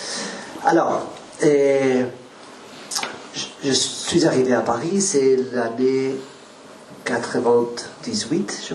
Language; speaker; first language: French; non-native, learner; Spanish